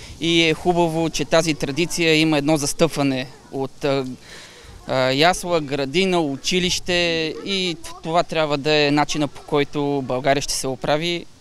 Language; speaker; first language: Bulgarian; native; Bulgarian